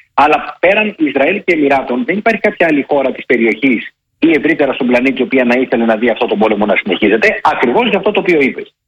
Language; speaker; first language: Greek; native; Greek